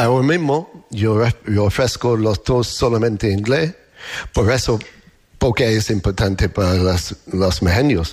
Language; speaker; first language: Spanish; non-native, learner; English